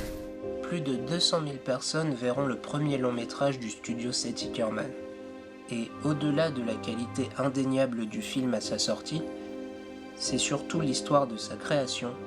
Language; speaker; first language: French; native; French